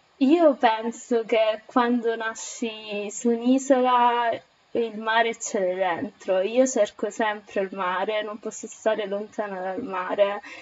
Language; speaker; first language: Italian; native; Italian